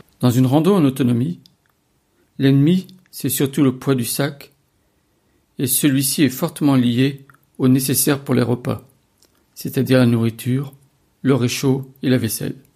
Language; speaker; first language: French; native; French